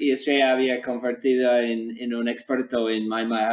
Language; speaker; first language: Spanish; non-native, learner; English